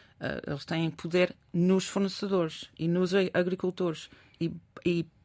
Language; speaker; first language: Portuguese; non-native, fluent; English